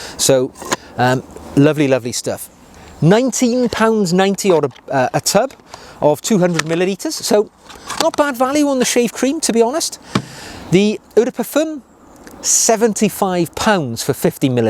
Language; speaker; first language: English; native; English